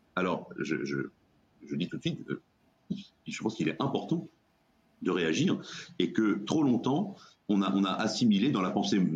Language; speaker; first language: French; native; French